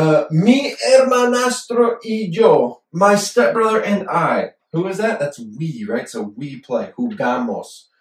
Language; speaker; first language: English; native; English